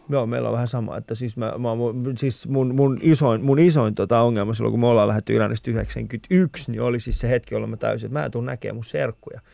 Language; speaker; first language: Finnish; early bilingual, other home language; Persian